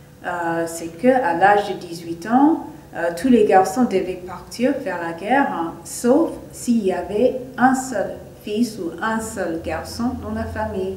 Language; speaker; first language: French; non-native, fluent; English